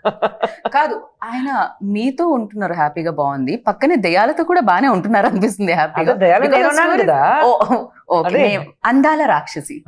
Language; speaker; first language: Telugu; native; Telugu